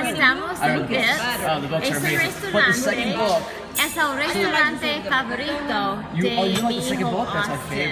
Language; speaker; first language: Spanish; non-native, fluent; English